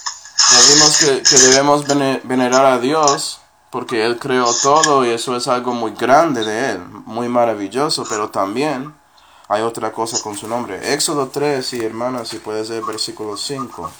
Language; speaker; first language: Spanish; non-native, fluent; English